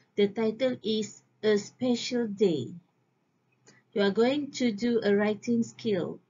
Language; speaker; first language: English; non-native, local second language; Malay